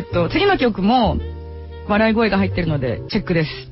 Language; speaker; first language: Japanese; early bilingual, heritage; Japanese